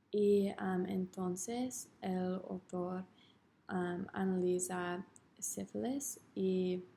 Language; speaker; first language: Spanish; non-native, learner; English